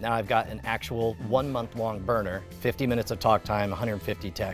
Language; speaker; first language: English; native; English